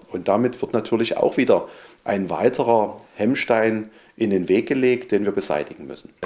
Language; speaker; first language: German; native; German